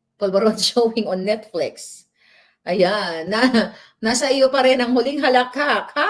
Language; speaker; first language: Filipino; native; Filipino